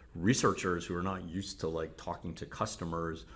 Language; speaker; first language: English; native; English